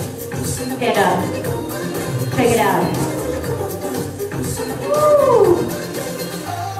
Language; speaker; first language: English; native; English